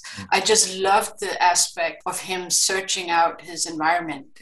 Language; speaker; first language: English; non-native, fluent; Kalaallisut